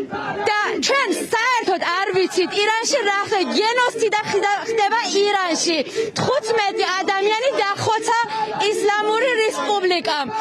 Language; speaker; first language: Georgian; non-native, fluent; Persian